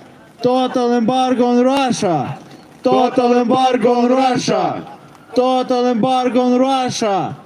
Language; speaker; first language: English; non-native, learner; Ukrainian